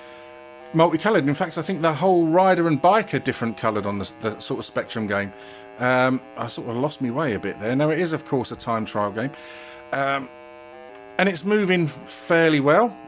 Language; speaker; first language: English; native; English